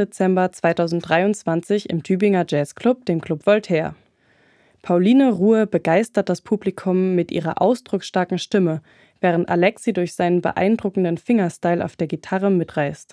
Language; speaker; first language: German; native; German